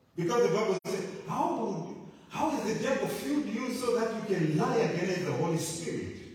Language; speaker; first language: English; non-native, local second language; Shona